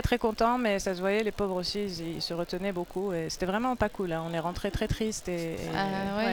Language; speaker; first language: French; non-native, local second language; Arabic